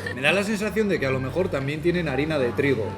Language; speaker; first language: Spanish; native; Spanish